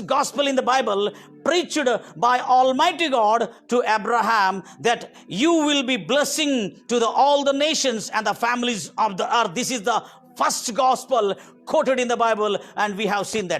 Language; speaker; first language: English; non-native, local second language; Kannada